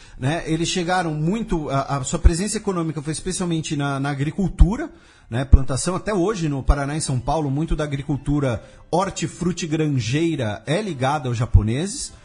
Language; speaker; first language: Portuguese; native; Portuguese